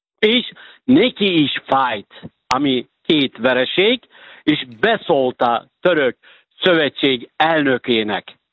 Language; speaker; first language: Hungarian; non-native, fluent; Turkish